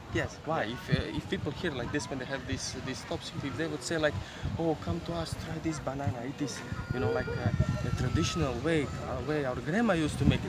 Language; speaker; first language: English; non-native, fluent; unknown